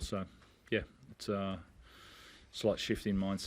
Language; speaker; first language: English; native; English